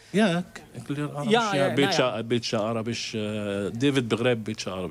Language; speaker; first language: Dutch; non-native, learner; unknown